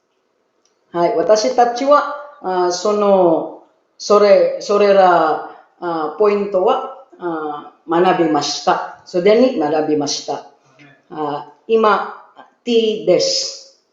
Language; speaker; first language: Japanese; non-native, learner; Filipino